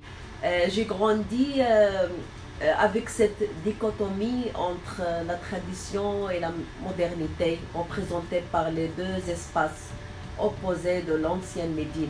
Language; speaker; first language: French; non-native, local second language; Arabic